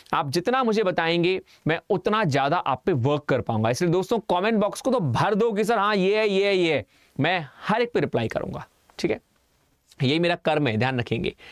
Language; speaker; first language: Hindi; native; Hindi